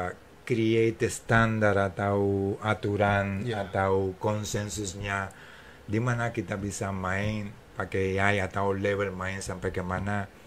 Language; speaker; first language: Indonesian; non-native, fluent; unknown